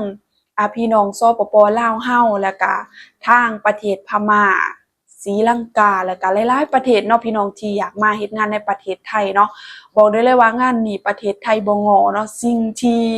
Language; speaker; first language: Thai; non-native, local second language; Northeastern Thai